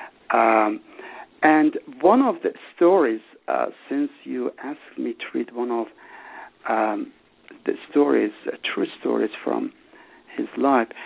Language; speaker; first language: English; non-native, fluent; Persian